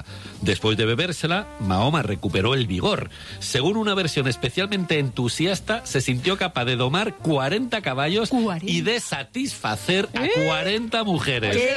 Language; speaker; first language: Spanish; native; Spanish